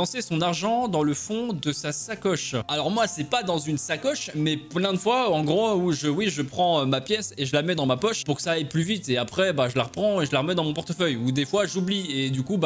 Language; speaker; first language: French; native; French